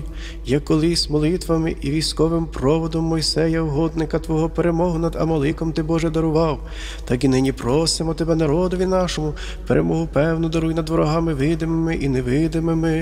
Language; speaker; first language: Ukrainian; native; Ukrainian